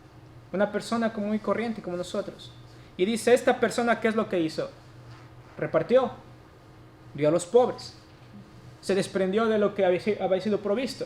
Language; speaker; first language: Spanish; native; Spanish